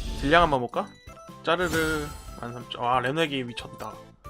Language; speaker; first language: Korean; native; Korean